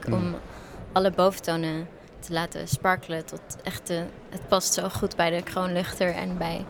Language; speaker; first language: Dutch; native; Dutch